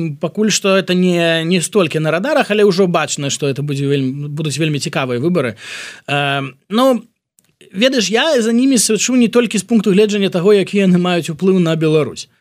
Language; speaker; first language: Belarusian; non-native, local second language; Russian